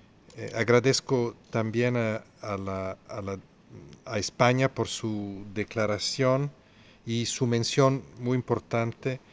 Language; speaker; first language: Spanish; non-native, fluent; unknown